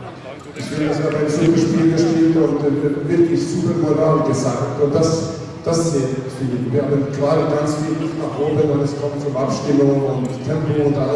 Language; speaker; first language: German; non-native, fluent; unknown